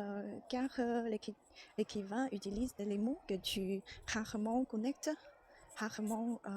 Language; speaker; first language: French; non-native, learner; Chinese